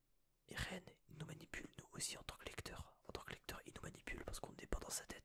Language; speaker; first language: French; native; French